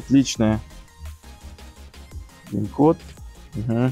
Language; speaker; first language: Russian; native; Russian